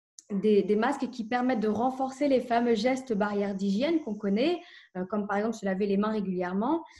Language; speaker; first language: French; native; French